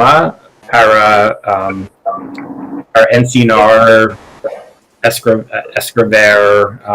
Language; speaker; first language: Portuguese; non-native, learner; English